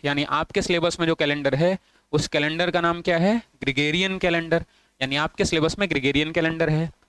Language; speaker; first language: Hindi; native; Hindi